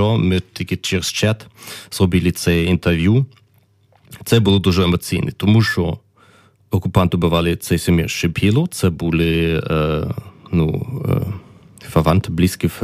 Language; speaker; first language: Ukrainian; non-native, learner; German